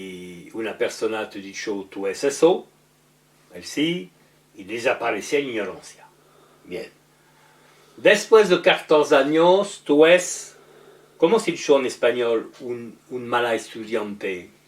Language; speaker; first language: Spanish; non-native, learner; French